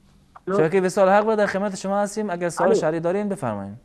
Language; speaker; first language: Persian; native; Persian